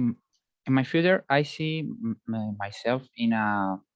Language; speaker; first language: English; non-native, learner; Spanish